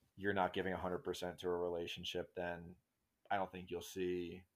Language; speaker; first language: English; native; English